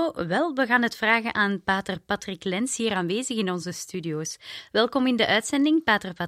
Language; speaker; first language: Dutch; native; Dutch